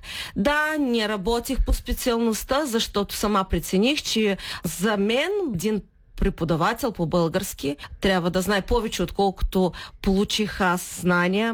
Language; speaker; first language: Bulgarian; early bilingual, heritage; Bulgarian